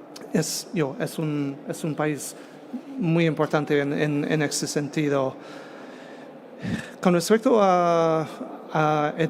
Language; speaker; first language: Spanish; non-native, fluent; English